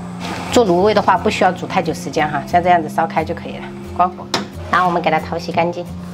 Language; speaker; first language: Chinese; native; Chinese